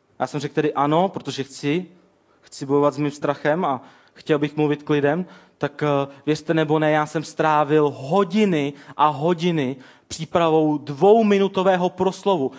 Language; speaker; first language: Czech; native; Czech